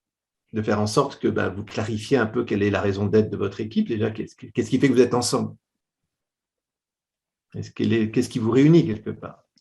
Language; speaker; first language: French; native; French